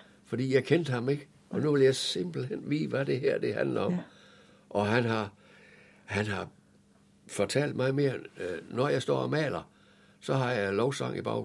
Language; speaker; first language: Danish; native; Danish